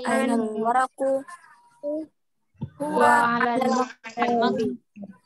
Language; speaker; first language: Arabic; non-native, learner; Indonesian